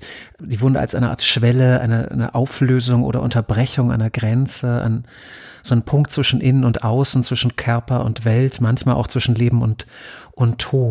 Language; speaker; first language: German; native; German